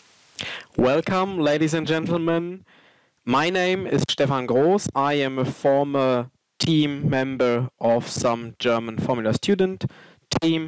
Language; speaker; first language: English; non-native, fluent; German